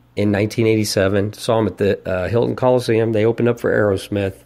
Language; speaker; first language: English; native; English